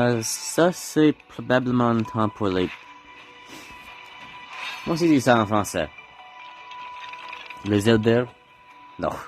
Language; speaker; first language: French; non-native, learner; English